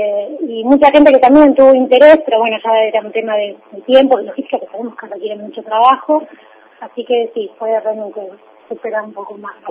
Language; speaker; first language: Spanish; native; Spanish